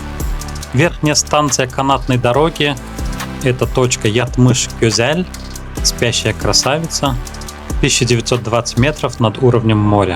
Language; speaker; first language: Russian; native; Russian